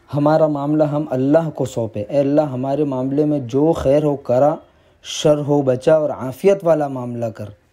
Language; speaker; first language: Urdu; non-native, local second language; Gujarati